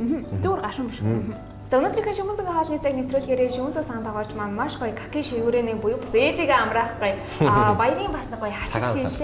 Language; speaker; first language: Mongolian; native; Mongolian